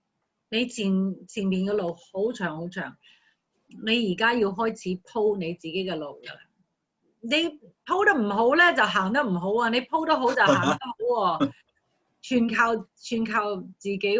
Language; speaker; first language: Cantonese; non-native, fluent; Chinese